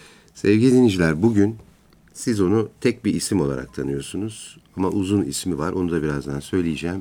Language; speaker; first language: Turkish; native; Turkish